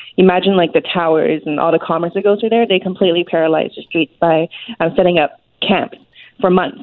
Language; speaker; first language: English; non-native, local second language; Cantonese